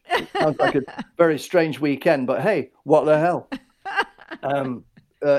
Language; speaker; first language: English; native; English